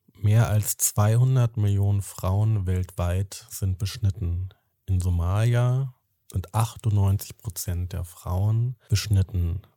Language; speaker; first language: German; native; German